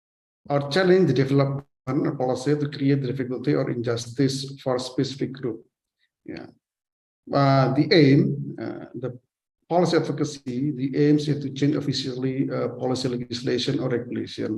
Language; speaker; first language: English; non-native, fluent; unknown